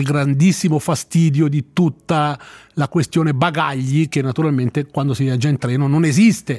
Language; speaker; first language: Italian; native; Italian